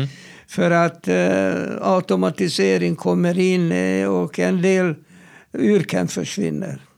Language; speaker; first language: Swedish; non-native, fluent; Hungarian